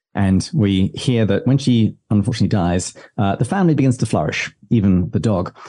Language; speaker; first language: English; native; English